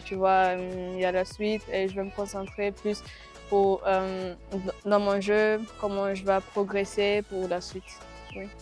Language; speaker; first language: French; non-native, local second language; Rundi